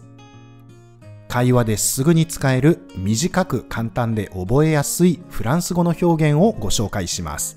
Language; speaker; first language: Japanese; native; Japanese